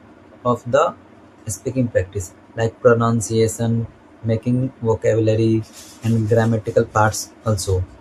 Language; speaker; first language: English; non-native, learner; Hindi